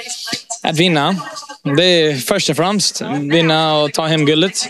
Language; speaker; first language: Swedish; early bilingual, heritage; English